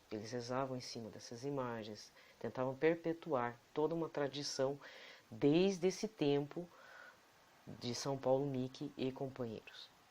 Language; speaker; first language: Portuguese; native; Portuguese